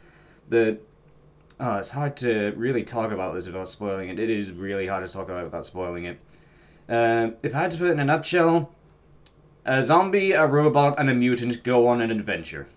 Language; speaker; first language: English; native; English